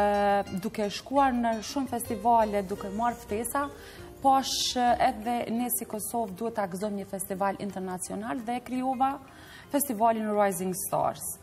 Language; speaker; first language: Albanian; native; Albanian